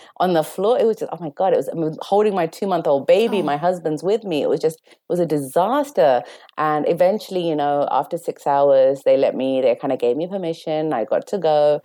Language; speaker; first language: English; native; English